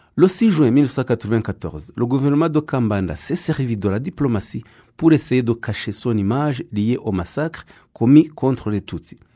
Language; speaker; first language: French; non-native, local second language; Kinyarwanda